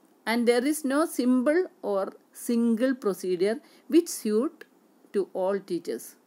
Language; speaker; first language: English; non-native, local second language; Malayalam